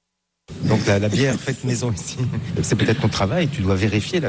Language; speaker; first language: French; native; French